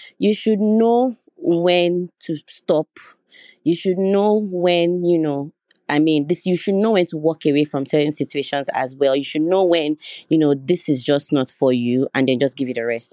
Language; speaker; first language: English; non-native, local second language; Yoruba